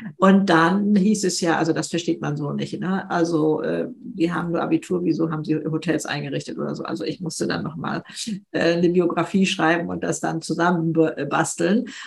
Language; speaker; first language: German; native; German